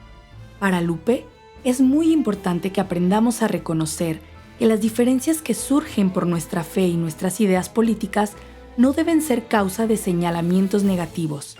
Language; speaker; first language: Spanish; native; Spanish